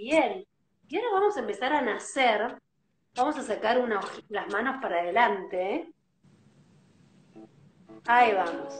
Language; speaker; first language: Spanish; native; Spanish